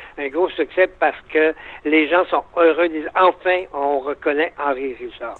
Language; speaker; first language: French; native; French